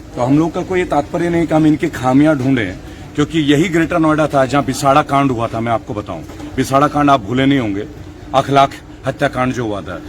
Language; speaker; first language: Hindi; non-native, local second language; Bangla